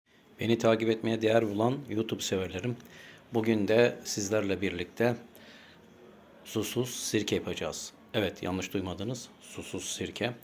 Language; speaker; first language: Turkish; native; Turkish